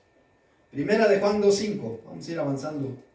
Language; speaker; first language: Spanish; native; Spanish